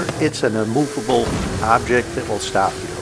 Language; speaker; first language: English; native; English